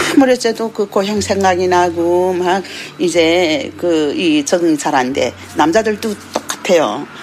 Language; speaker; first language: Korean; early bilingual, heritage; Korean